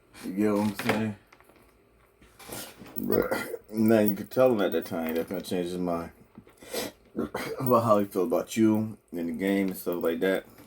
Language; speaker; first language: English; native; English